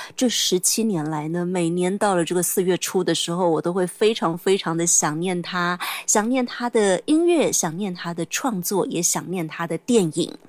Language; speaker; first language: Chinese; native; Chinese